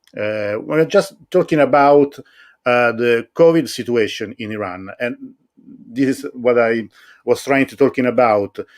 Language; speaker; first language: English; non-native, fluent; Italian